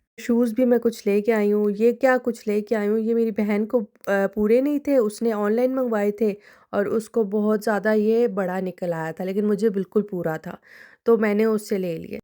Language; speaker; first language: Urdu; non-native, local second language; Punjabi